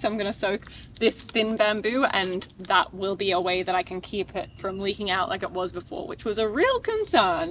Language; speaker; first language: English; native; English